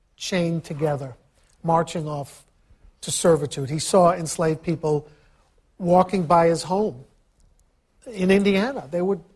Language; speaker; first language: English; early bilingual, other home language; Ukrainian